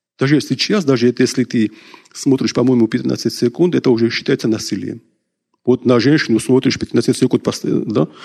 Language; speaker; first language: Russian; non-native, local second language; Georgian